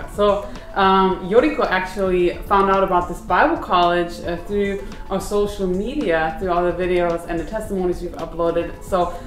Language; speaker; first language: English; native; English